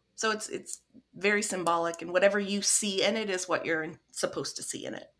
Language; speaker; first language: English; native; English